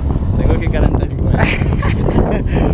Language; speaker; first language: Spanish; non-native, learner; Portuguese